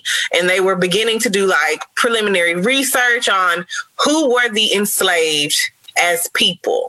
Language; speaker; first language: English; native; English